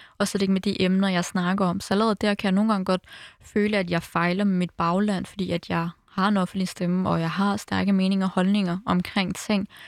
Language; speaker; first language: Danish; early bilingual, other home language; Arabic